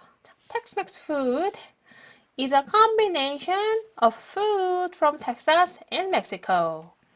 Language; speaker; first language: English; non-native, fluent; Korean